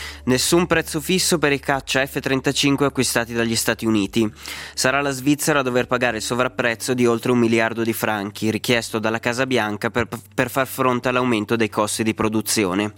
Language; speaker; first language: Italian; native; Italian